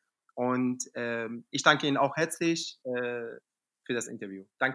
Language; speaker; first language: German; non-native, fluent; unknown